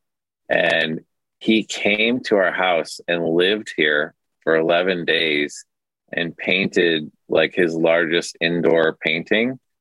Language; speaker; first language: English; native; English